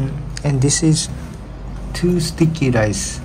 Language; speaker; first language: English; non-native, learner; Japanese